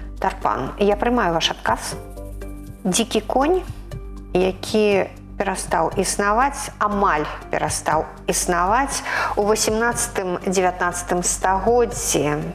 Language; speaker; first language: Belarusian; native; Belarusian